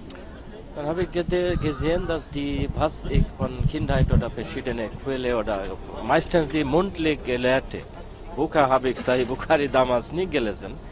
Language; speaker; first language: German; non-native, learner; Bangla